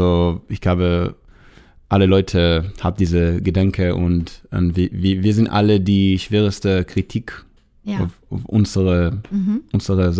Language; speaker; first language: German; non-native, learner; Hebrew